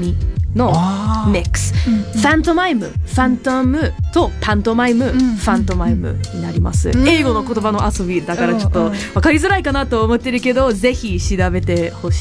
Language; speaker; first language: Japanese; non-native, learner; English